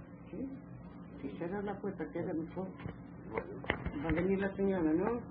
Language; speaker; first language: Spanish; native; Spanish